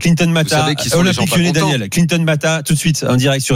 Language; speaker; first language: French; native; French